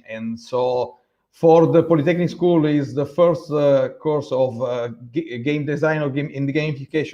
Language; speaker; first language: English; non-native, fluent; Italian